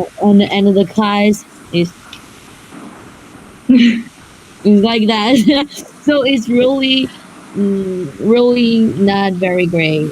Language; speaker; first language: English; non-native, learner; Chinese